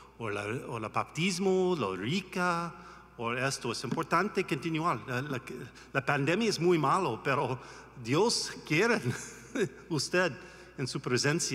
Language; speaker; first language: Spanish; non-native, learner; English